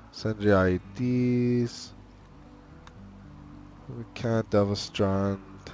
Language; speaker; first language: English; native; English